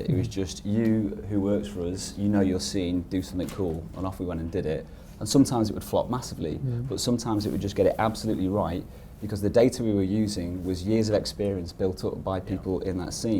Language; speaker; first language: English; native; English